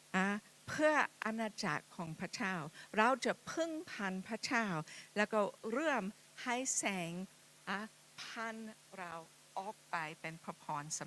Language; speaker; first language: Thai; non-native, fluent; English